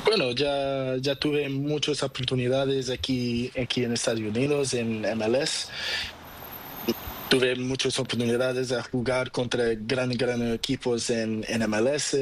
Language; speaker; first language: Spanish; non-native, learner; Portuguese